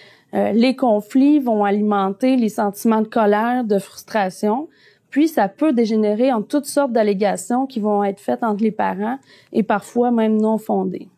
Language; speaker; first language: French; native; French